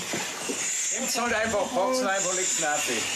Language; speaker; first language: German; native; German